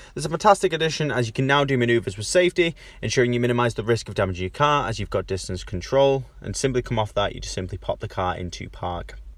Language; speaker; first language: English; native; English